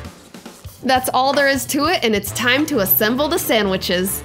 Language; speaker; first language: English; native; English